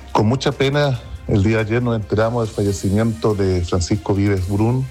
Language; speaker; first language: Spanish; native; Spanish